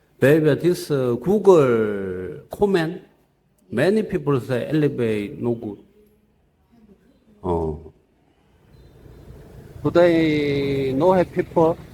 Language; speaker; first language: English; non-native, learner; Korean